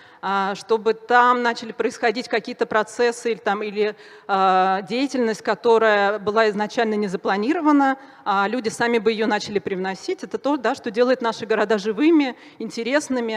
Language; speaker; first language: Russian; native; Russian